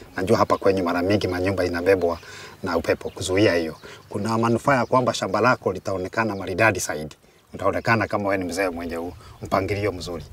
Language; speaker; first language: Swahili; non-native, local second language; Kikuyu